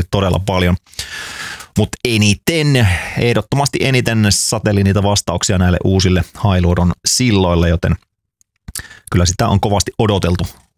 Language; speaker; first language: Finnish; native; Finnish